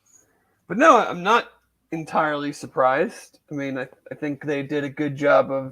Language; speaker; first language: English; native; English